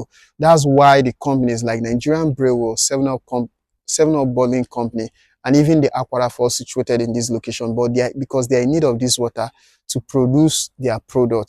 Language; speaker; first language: English; non-native, local second language; Igbo